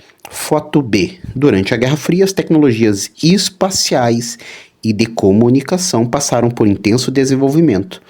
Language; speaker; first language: Portuguese; native; Portuguese